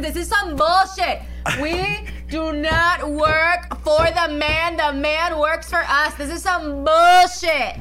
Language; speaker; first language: English; early bilingual, other home language; Spanish